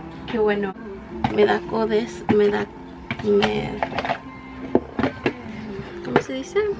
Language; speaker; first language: Spanish; early bilingual, heritage; Spanish